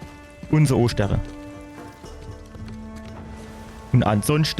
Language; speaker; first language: German; native; German